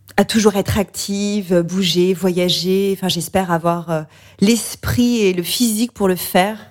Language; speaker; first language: French; native; French